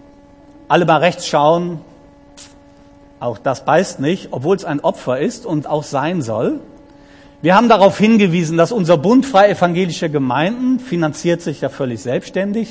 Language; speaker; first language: German; native; German